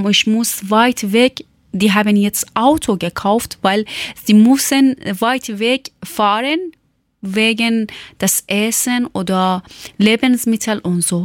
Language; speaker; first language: German; non-native, learner; Persian